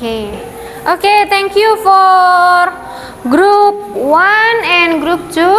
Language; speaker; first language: English; non-native, learner; Indonesian